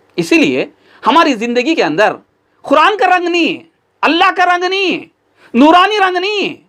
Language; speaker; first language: Urdu; native; Urdu